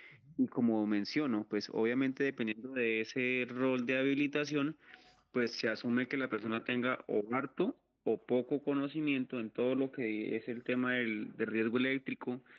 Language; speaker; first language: Spanish; native; Spanish